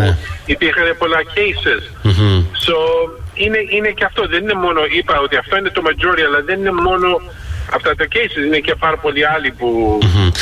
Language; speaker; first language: Greek; early bilingual, heritage; Greek